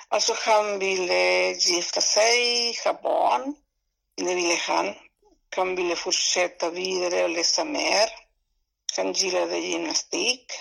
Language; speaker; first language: Swedish; non-native, fluent; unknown